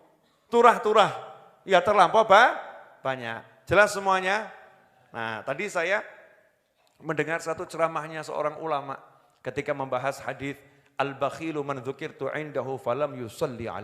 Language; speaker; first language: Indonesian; native; Indonesian